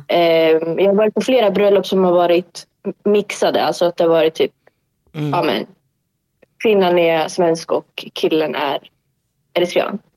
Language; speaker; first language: Swedish; early bilingual, other home language; Tigrinya